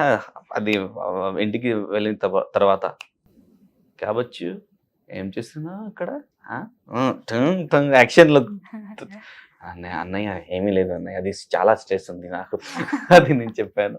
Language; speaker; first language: Telugu; non-native, learner; Hindi